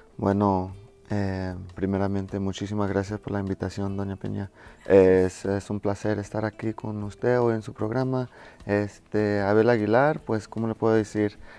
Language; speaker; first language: Spanish; early bilingual, heritage; Spanish